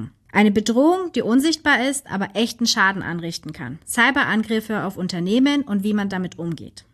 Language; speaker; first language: German; native; German